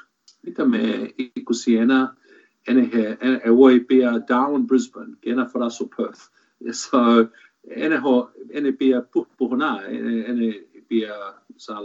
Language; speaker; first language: Greek; early bilingual, heritage; Greek